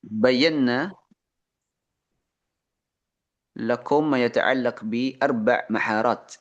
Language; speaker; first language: Arabic; non-native, fluent; Indonesian